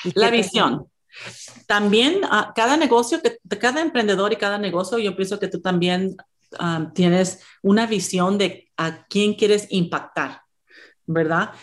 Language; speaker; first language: Spanish; early bilingual, heritage; Spanish